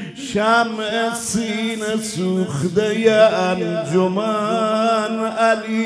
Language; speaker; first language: Persian; native; Persian